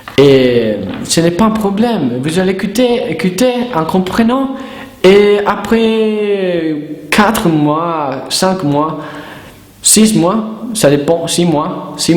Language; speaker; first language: French; non-native, learner; Italian